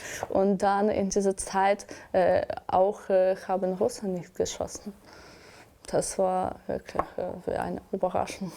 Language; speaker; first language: German; non-native, learner; Ukrainian